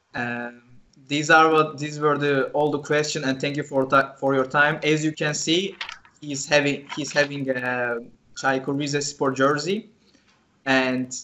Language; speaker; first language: English; non-native, fluent; Turkish